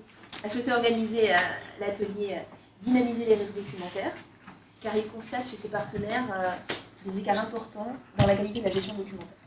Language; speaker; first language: French; native; French